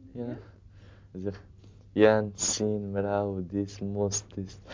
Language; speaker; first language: Dutch; non-native, learner; Arabic